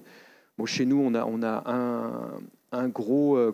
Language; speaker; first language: French; native; French